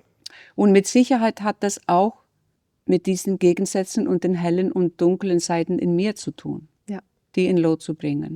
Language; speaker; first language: German; non-native, fluent; Icelandic